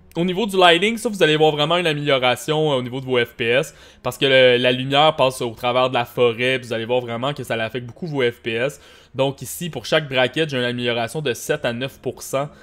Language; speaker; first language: French; native; French